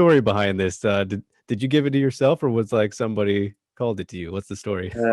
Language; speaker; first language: English; native; English